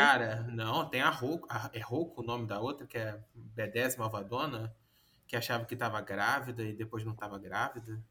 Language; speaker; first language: Portuguese; native; Portuguese